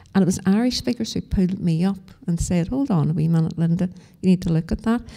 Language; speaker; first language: English; native; English